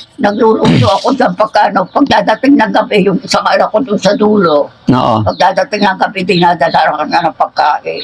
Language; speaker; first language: Filipino; native; Filipino